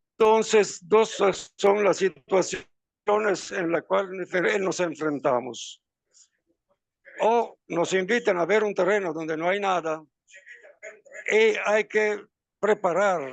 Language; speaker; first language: Spanish; non-native, fluent; Italian